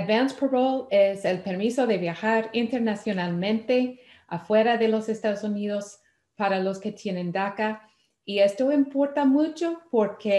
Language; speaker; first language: Spanish; non-native, fluent; English